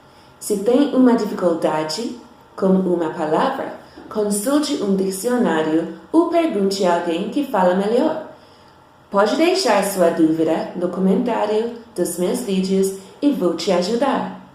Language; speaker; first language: Portuguese; non-native, fluent; English